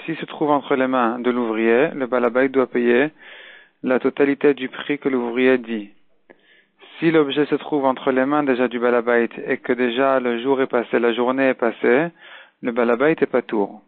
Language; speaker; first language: French; native; French